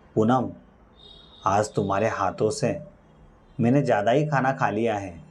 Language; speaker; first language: Hindi; non-native, local second language; Marathi